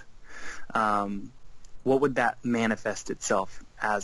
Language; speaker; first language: English; native; English